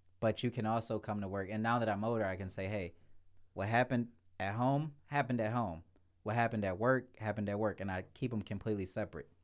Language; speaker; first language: English; native; English